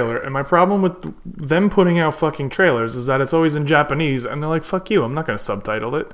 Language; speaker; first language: English; native; English